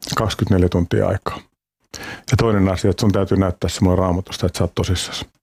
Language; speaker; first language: Finnish; native; Finnish